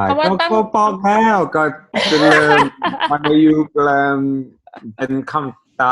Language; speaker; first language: Thai; non-native, fluent; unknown